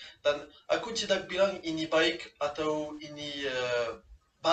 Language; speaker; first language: Indonesian; non-native, learner; French